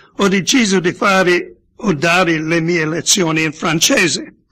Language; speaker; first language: Italian; non-native, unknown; English